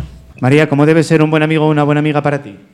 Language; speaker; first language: Spanish; native; Spanish